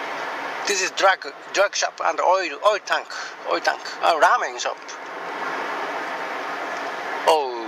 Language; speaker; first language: English; non-native, learner; Japanese